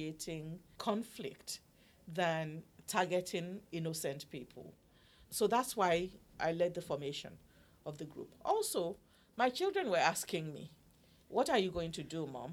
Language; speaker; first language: English; non-native, local second language; Yoruba